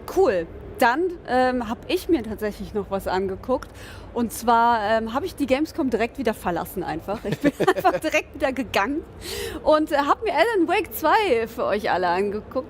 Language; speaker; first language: German; native; German